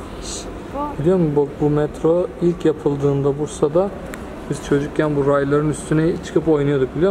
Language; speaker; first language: Turkish; native; Turkish